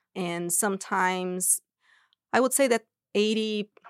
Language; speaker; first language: English; non-native, fluent; Portuguese